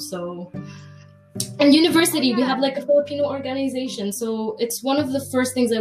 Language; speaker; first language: English; non-native, local second language; Filipino